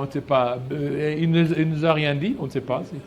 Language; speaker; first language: French; non-native, local second language; Lingala